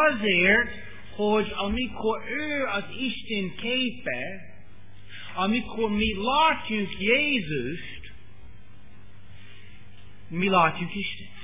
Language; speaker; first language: Hungarian; non-native, learner; English